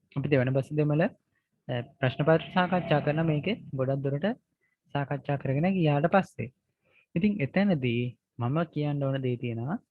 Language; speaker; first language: Sinhala; native; Sinhala